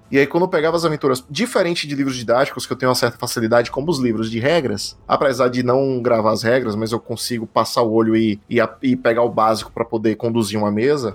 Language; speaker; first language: Portuguese; native; Portuguese